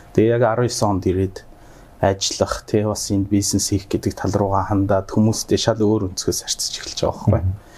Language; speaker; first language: Mongolian; early bilingual, heritage; Mongolian